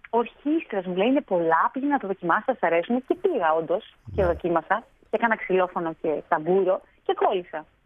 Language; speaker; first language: Greek; native; Greek